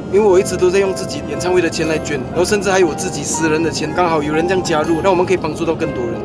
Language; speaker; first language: Chinese; native; Chinese